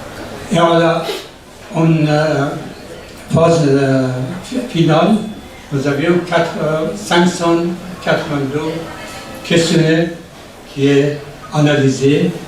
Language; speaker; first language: French; non-native, learner; Persian